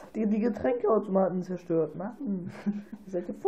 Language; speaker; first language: German; native; German